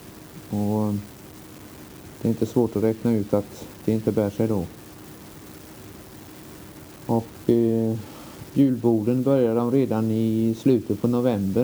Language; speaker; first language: Swedish; native; Swedish